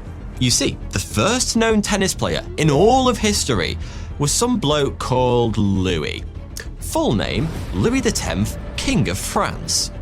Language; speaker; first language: English; native; English